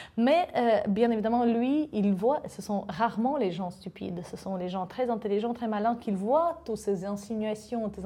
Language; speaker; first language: French; non-native, fluent; Russian